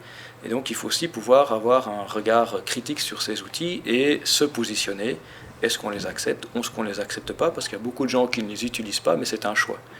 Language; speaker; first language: French; native; French